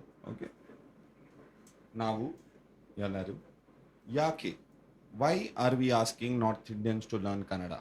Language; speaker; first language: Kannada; non-native, learner; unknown